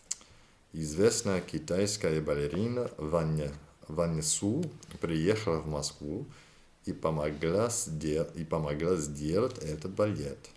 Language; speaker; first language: Russian; non-native, learner; English